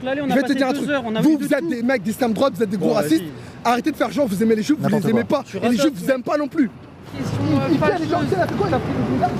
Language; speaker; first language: French; native; French